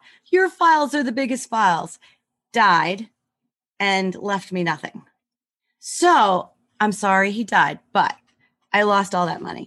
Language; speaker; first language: English; native; English